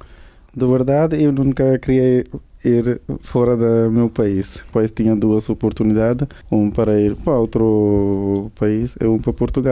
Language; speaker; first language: Portuguese; non-native, learner; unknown